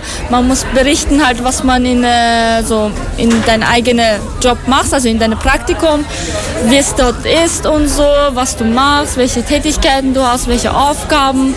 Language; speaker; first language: German; non-native, fluent; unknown